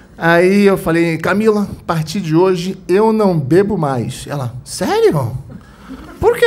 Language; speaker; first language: Portuguese; native; Portuguese